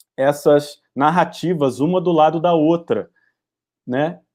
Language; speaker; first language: Portuguese; native; Portuguese